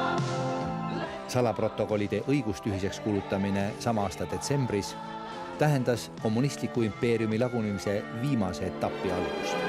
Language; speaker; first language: Estonian; native; Estonian